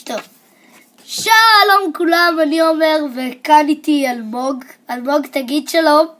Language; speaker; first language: Hebrew; native; Hebrew